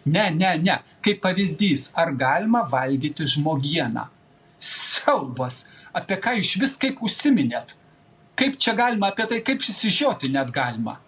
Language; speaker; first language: Lithuanian; native; Lithuanian